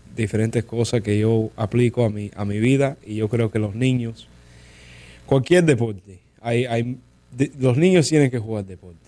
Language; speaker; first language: Spanish; early bilingual, heritage; Spanish